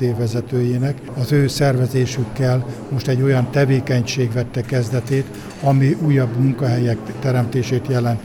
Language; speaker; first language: Hungarian; native; Hungarian